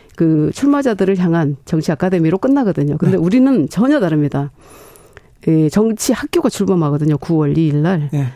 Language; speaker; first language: Korean; native; Korean